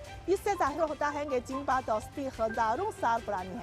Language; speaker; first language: Hindi; non-native, fluent; Chinese